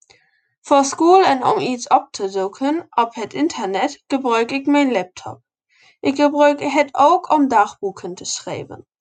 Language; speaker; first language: Dutch; non-native, learner; German